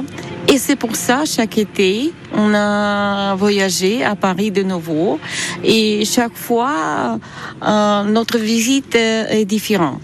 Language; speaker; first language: French; non-native, learner; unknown